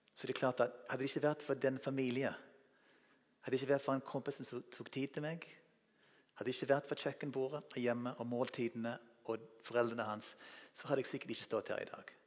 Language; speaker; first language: Norwegian; non-native, fluent; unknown